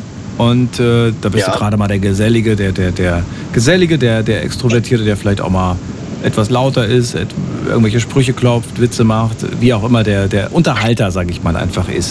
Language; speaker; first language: German; native; German